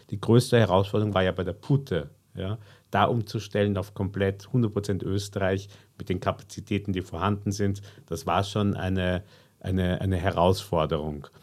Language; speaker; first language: German; native; German